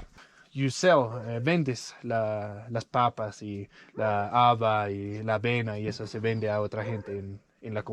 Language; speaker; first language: Spanish; non-native, learner; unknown